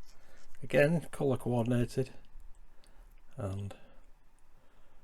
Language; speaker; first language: English; native; English